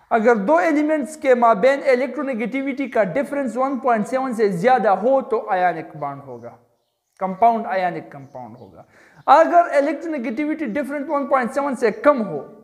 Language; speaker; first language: Urdu; non-native, local second language; Pashto